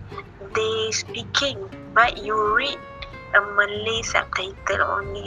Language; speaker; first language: English; non-native, learner; Malay